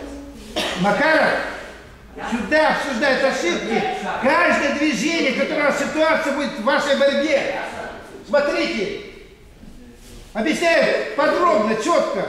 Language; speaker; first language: Russian; native; Russian